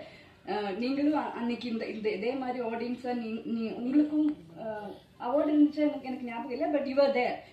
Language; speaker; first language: Tamil; non-native, fluent; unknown